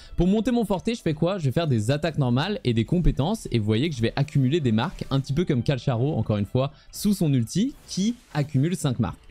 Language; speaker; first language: French; native; French